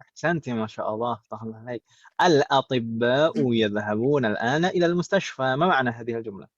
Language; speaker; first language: Arabic; non-native, fluent; Indonesian